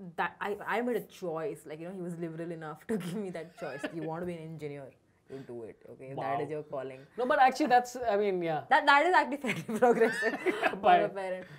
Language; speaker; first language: English; non-native, local second language; Hindi